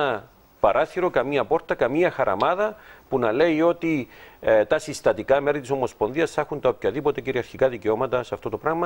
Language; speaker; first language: Greek; native; Greek